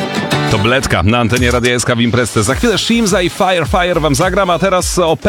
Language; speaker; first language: Polish; native; Polish